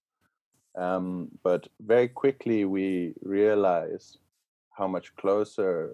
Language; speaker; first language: English; native; English